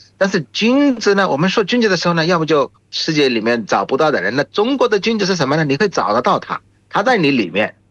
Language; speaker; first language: Chinese; non-native, fluent; Bangla